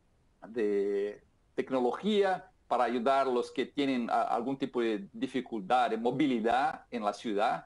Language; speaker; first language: Spanish; non-native, fluent; Portuguese